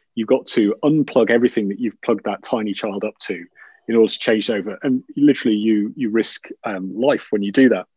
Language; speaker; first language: English; native; English